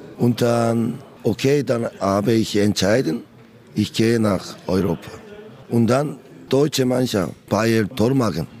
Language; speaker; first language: German; non-native, learner; Korean